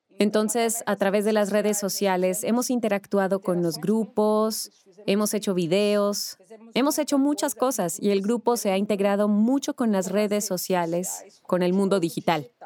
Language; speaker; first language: Spanish; non-native, fluent; Portuguese